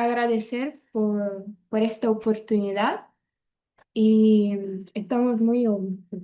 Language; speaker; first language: Spanish; non-native, learner; Portuguese